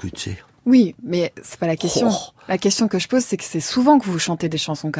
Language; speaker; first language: French; native; French